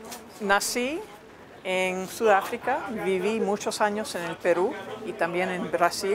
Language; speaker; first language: Spanish; non-native, fluent; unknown